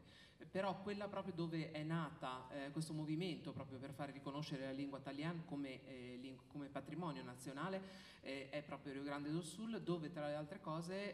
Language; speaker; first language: Italian; native; Italian